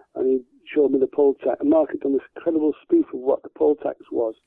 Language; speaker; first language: English; native; English